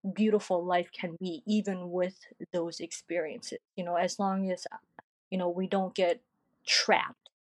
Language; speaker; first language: English; early bilingual, other home language; Korean